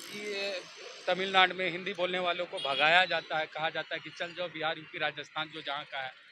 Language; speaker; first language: Hindi; native; Hindi